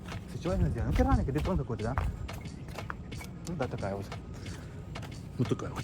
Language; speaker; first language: Russian; native; Russian